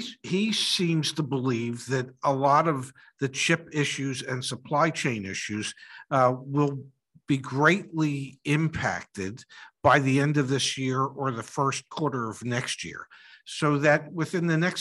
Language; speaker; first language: English; native; English